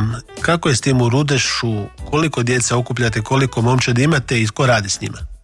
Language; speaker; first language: Bosnian; native; Bosnian